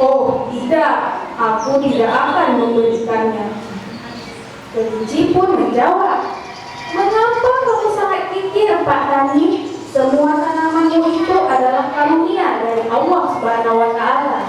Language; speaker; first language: Indonesian; native; Indonesian